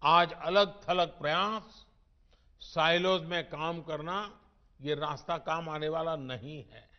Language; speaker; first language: Hindi; non-native, local second language; Gujarati